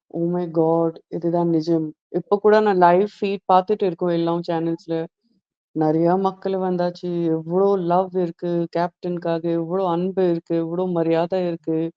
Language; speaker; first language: Tamil; non-native, learner; Gujarati